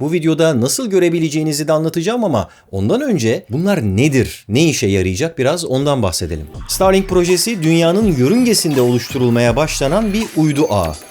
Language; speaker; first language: Turkish; native; Turkish